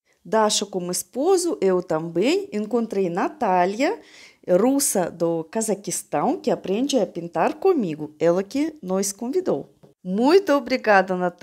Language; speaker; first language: Portuguese; non-native, fluent; Russian